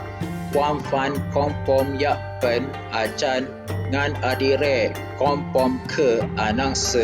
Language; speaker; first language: Thai; non-native, learner; Malay